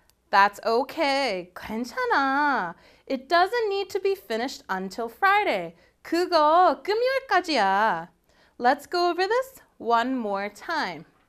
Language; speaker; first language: English; native; English